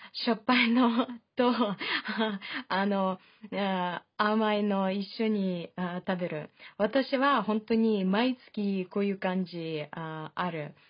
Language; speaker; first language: Japanese; non-native, fluent; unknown